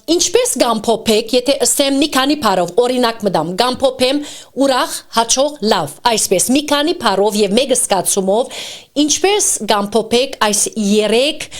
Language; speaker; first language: Armenian; early bilingual, heritage; Armenian